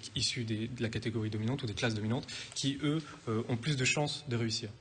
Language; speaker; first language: French; native; French